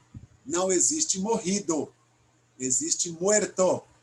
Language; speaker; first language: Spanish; non-native, fluent; Portuguese